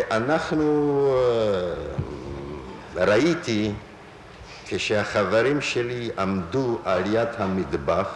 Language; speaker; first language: Hebrew; non-native, fluent; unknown